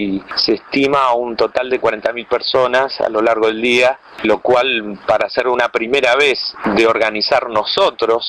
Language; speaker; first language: Spanish; native; Spanish